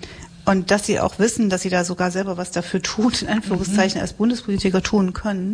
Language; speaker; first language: German; native; German